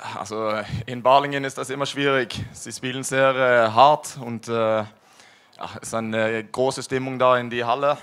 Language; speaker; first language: German; non-native, learner; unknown